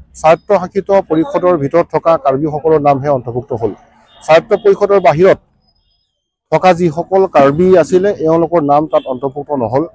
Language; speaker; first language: Assamese; non-native, local second language; Karbi